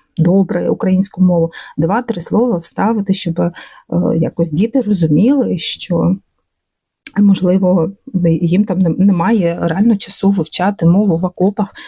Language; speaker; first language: Ukrainian; non-native, local second language; Russian